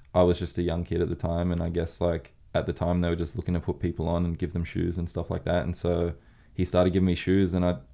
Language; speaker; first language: English; native; English